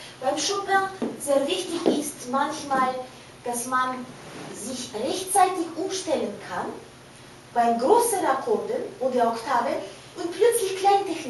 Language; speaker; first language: German; non-native, fluent; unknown